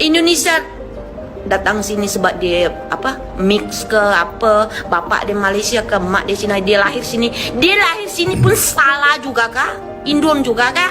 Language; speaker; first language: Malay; non-native, fluent; Indonesian